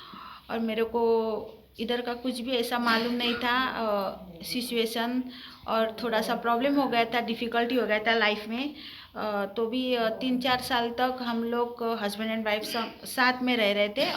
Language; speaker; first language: Hindi; early bilingual, heritage; Hindi